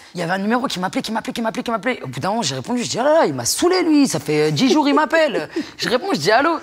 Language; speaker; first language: French; native; French